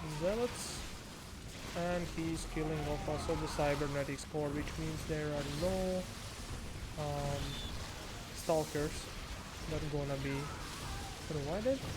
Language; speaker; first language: English; non-native, fluent; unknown